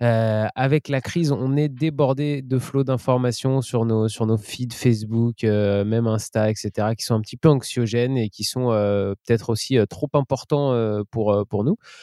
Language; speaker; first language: French; native; French